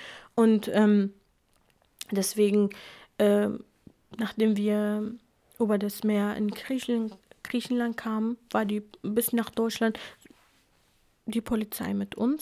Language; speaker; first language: German; non-native, fluent; Kurdish